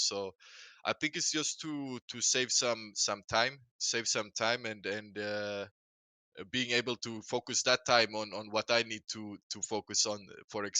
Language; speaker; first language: English; non-native, fluent; Swedish